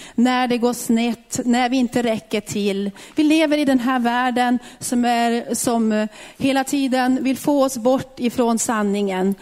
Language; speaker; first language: Swedish; native; Swedish